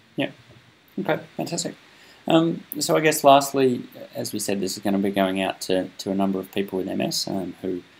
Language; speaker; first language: English; native; English